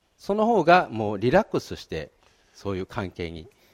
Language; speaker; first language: Japanese; native; Japanese